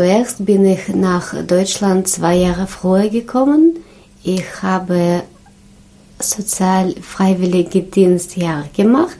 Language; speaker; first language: German; non-native, learner; Russian